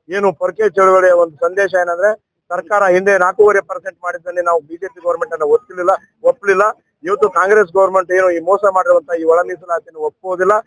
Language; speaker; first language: Kannada; non-native, local second language; Lambadi